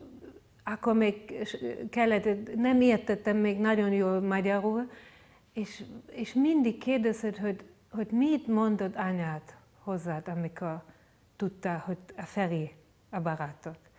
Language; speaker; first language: Hungarian; non-native, fluent; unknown